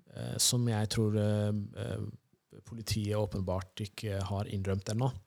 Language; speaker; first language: Norwegian; early bilingual, other home language; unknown